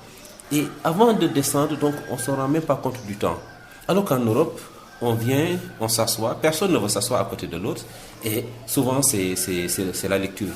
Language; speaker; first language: French; non-native, local second language; Wolof